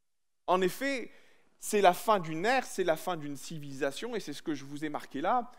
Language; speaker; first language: French; native; French